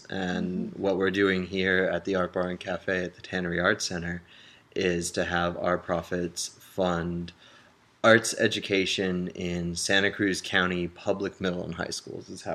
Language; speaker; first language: English; native; English